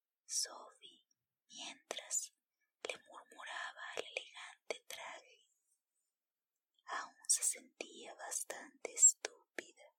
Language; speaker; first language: Spanish; native; Spanish